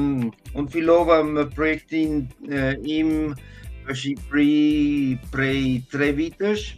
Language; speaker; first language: Albanian; non-native, learner; German